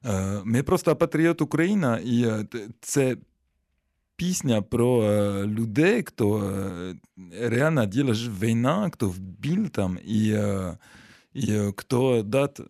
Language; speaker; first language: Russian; non-native, learner; French